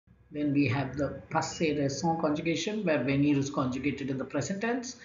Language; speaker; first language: English; non-native, local second language; Tamil